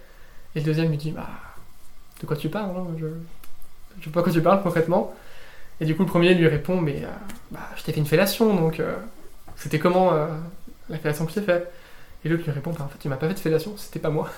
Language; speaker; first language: French; native; French